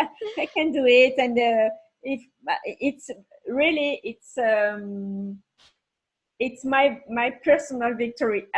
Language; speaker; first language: English; non-native, learner; French